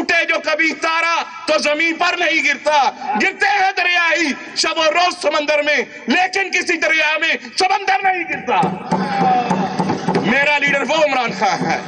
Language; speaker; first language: Urdu; non-native, local second language; Punjabi